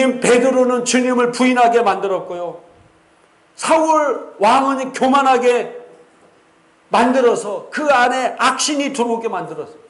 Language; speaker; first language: Korean; native; Korean